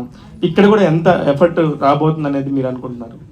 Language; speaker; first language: Telugu; native; Telugu